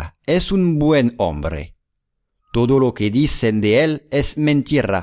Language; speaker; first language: Spanish; non-native, fluent; English